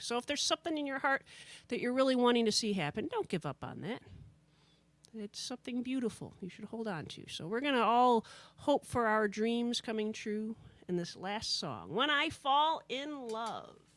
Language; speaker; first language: English; native; English